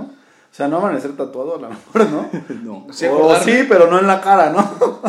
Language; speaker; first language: Spanish; native; Spanish